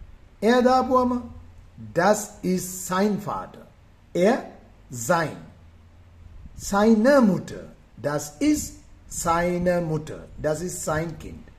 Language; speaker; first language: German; non-native, fluent; Sinhala